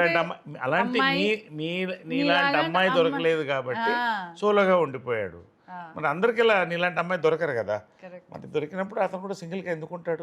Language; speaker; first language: Telugu; native; Telugu